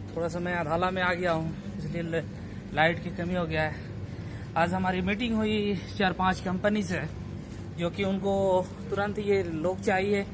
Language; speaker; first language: Hindi; native; Hindi